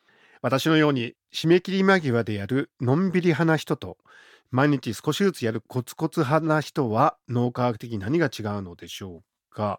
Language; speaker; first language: Japanese; native; Japanese